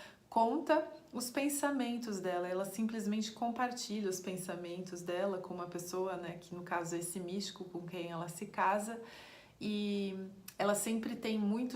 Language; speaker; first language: Portuguese; native; Portuguese